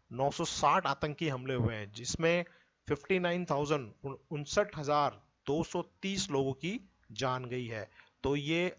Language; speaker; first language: Hindi; native; Hindi